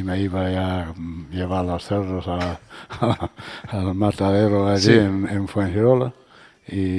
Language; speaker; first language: Spanish; non-native, fluent; English